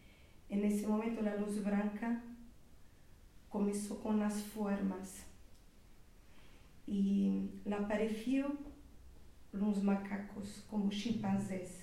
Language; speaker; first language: Spanish; non-native, learner; Portuguese